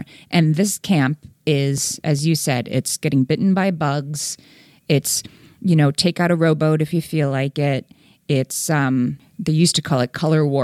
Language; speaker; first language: English; native; English